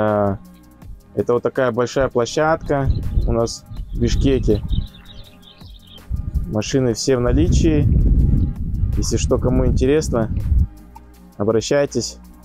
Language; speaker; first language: Russian; native; Russian